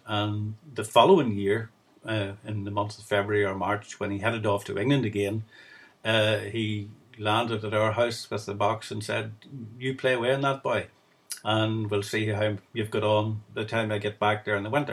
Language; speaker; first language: English; native; English